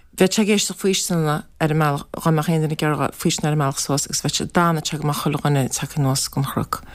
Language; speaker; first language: Irish; native; Irish